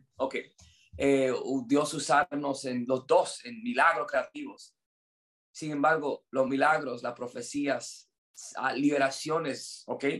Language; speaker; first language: Spanish; non-native, fluent; English